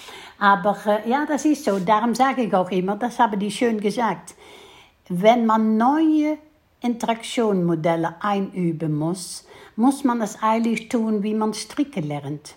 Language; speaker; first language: German; non-native, fluent; Dutch